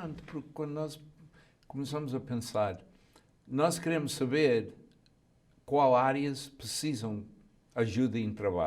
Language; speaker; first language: Portuguese; early bilingual, heritage; Portuguese